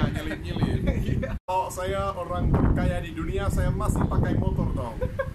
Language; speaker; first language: Indonesian; non-native, fluent; English